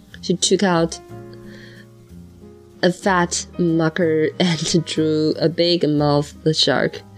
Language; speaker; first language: English; non-native, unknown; Chinese